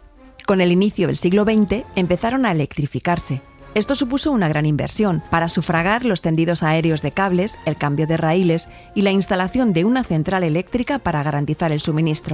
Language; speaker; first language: Spanish; native; Spanish